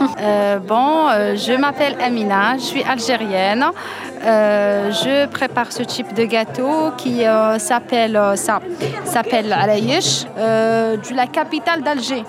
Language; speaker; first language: French; non-native, learner; Arabic